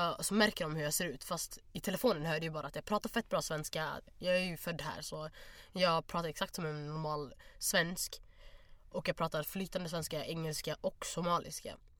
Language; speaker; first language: Swedish; early bilingual, other home language; Somali